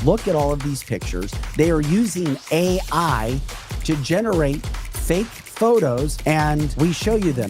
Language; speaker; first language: English; native; English